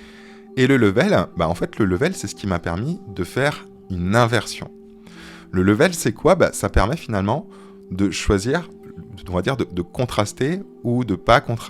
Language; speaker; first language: French; native; French